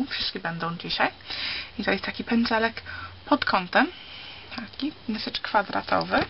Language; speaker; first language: Polish; early bilingual, heritage; Polish